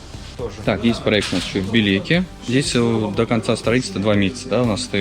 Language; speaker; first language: Russian; native; Russian